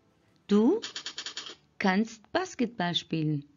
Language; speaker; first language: German; non-native, fluent; Turkish